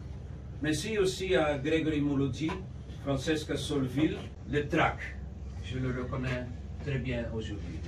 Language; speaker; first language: French; non-native, learner; Dutch